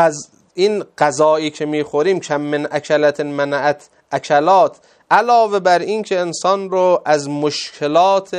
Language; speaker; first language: Persian; native; Persian